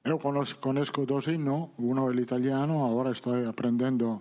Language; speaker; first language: Portuguese; non-native, learner; Italian